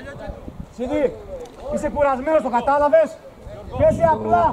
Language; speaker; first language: Greek; native; Greek